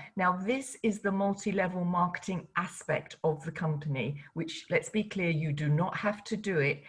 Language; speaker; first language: English; native; English